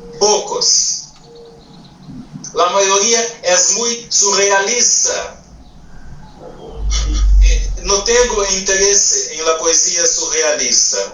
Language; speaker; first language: Spanish; non-native, learner; Portuguese